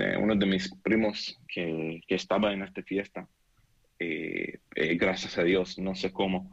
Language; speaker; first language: Spanish; non-native, learner; Hebrew